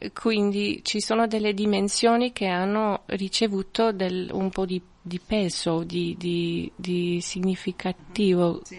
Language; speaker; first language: Italian; non-native, fluent; French